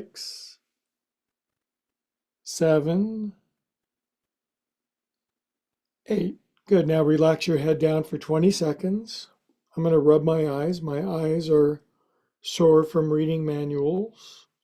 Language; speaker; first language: English; native; English